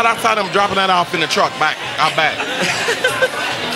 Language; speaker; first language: English; native; English